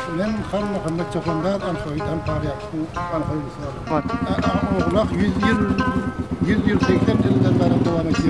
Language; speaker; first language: Turkish; non-native, learner; Uzbek